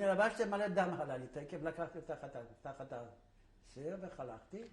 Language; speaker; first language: Hebrew; non-native, fluent; Polish